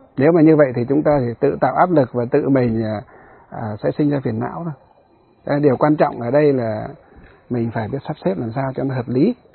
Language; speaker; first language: Vietnamese; non-native, local second language; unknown